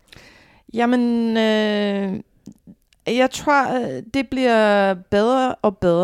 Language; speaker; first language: Danish; non-native, fluent; English